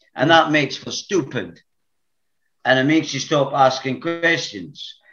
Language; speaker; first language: English; native; English